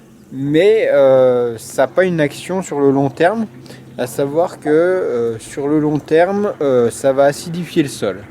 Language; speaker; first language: French; native; French